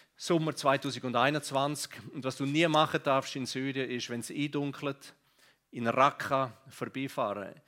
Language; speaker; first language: German; non-native, local second language; Romansh